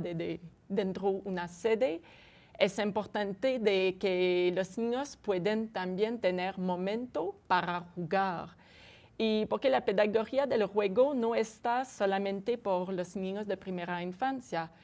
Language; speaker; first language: Spanish; non-native, fluent; French